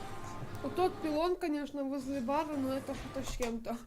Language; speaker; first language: Russian; native; Russian